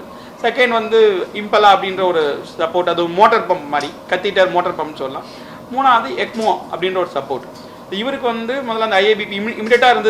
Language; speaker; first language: Tamil; native; Tamil